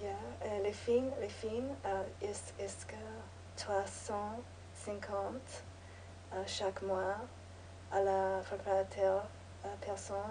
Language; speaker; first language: French; non-native, learner; English